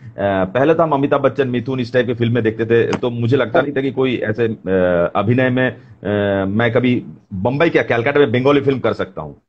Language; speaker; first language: Hindi; non-native, local second language; Bangla